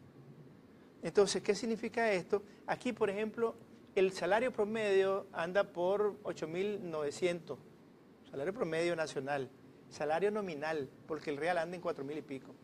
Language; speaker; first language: Spanish; native; Spanish